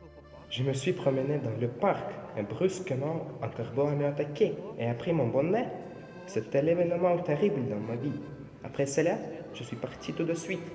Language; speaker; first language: French; non-native, learner; Russian